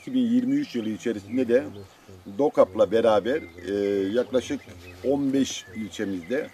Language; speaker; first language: Turkish; native; Turkish